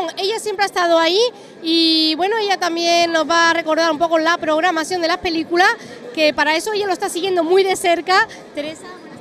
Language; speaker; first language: Spanish; native; Spanish